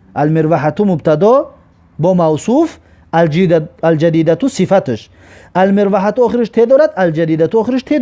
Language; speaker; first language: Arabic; non-native, fluent; Persian